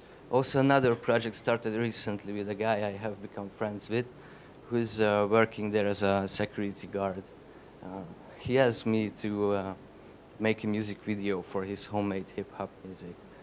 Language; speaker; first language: English; non-native, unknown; Hungarian